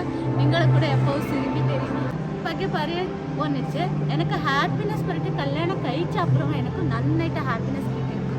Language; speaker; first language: Malayalam; non-native, learner; Kannada